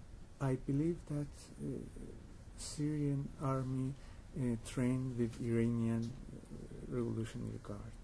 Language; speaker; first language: English; non-native, learner; Persian